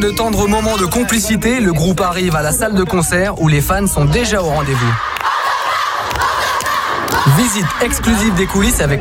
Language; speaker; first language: French; native; French